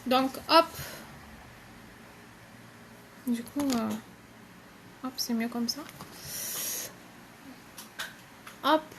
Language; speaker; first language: French; native; French